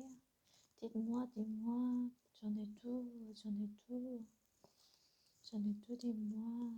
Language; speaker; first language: French; non-native, learner; Korean